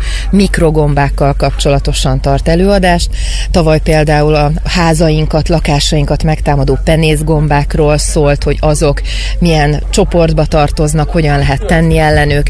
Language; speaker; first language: Hungarian; native; Hungarian